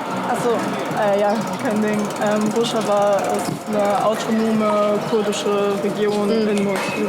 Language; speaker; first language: German; native; German